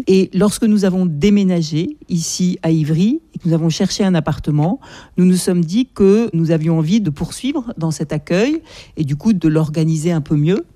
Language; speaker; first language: French; native; French